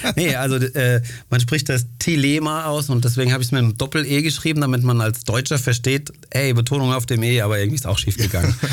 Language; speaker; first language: German; early bilingual, other home language; Greek